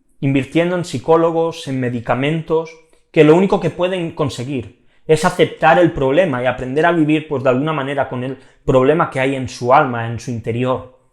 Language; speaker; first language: Spanish; native; Spanish